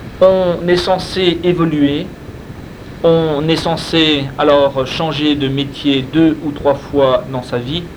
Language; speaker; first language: French; non-native, fluent; Spanish